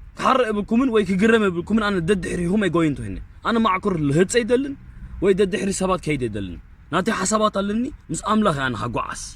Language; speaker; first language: Tigrinya; early bilingual, heritage; Tigrinya